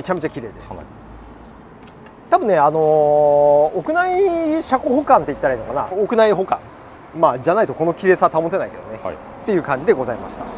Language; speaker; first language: Japanese; native; Japanese